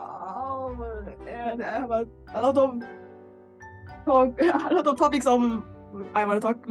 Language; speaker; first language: English; non-native, learner; Japanese